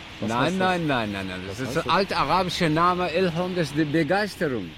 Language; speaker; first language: German; non-native, learner; Tajik